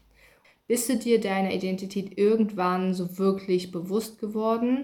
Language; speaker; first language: German; native; German